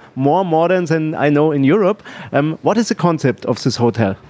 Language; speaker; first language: English; non-native, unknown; German